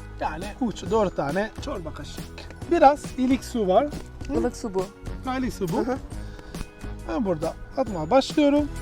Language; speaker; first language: Turkish; non-native, learner; Italian